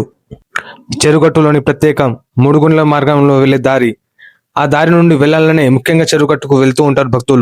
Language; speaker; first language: Telugu; native; Telugu